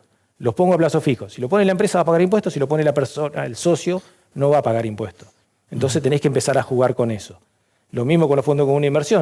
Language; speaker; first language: Spanish; native; Spanish